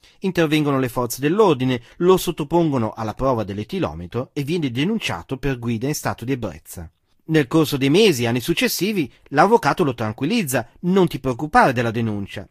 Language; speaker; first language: Italian; native; Italian